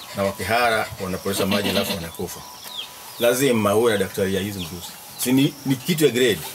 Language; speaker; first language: Swahili; non-native, local second language; Luo (Kenya and Tanzania)